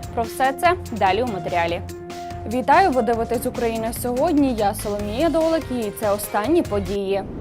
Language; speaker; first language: Ukrainian; native; Ukrainian